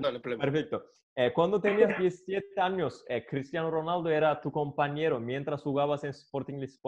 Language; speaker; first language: Spanish; non-native, fluent; Turkish